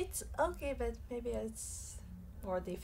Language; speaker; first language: English; non-native, learner; Japanese